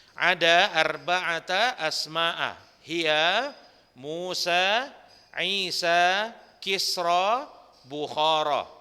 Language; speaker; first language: Arabic; non-native, fluent; Indonesian